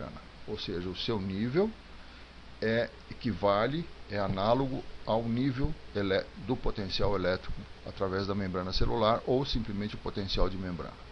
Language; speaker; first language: Portuguese; native; Portuguese